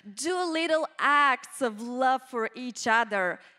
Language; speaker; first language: English; non-native, fluent; Bulgarian